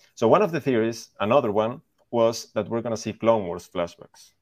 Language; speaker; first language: English; non-native, fluent; Spanish